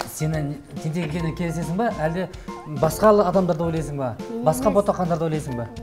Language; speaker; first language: Kazakh; native; Kazakh